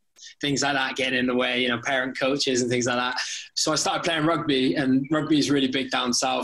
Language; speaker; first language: English; native; English